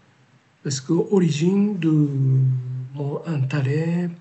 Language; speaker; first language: French; non-native, learner; Japanese